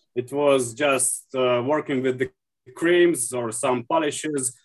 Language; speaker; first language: English; non-native, learner; Russian